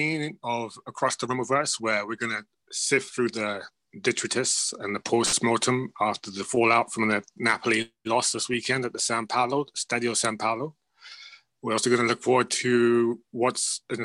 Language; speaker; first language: English; native; English